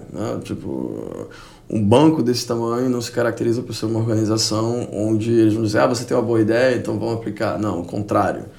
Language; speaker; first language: Portuguese; non-native, fluent; Spanish